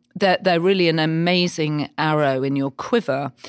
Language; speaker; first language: English; native; English